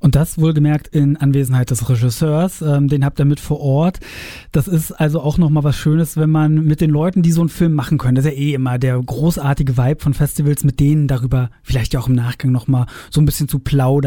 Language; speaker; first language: German; native; German